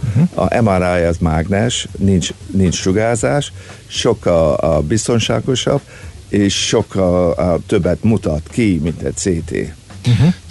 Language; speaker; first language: Hungarian; early bilingual, heritage; Hungarian